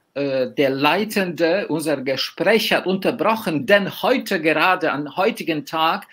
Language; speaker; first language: German; non-native, fluent; Polish